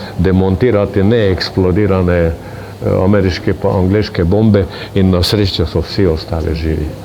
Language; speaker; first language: Slovenian; non-native, local second language; Hungarian